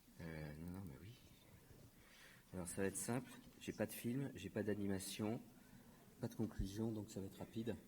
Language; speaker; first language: French; native; French